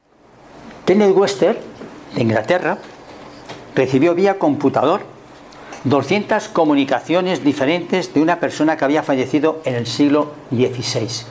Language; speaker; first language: Spanish; native; Spanish